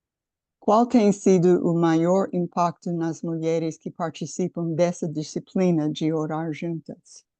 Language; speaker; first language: Portuguese; non-native, fluent; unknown